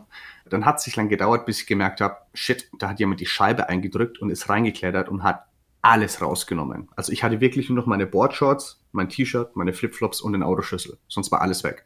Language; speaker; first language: German; native; German